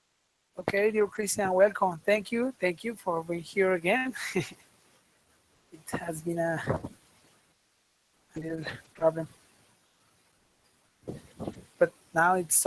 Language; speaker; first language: English; non-native, fluent; Spanish